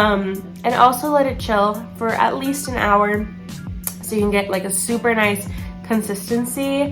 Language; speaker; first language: English; native; English